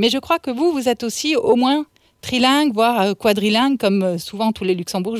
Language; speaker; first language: French; native; French